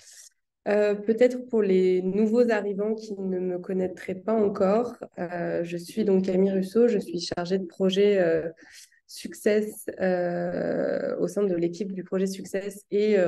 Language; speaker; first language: French; native; French